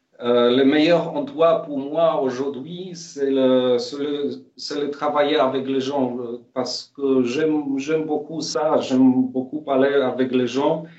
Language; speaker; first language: French; non-native, fluent; Polish